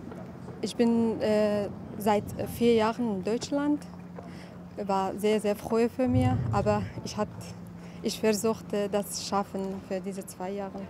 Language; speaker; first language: German; non-native, learner; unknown